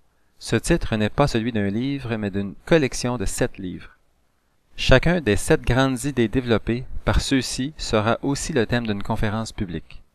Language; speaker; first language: French; native; French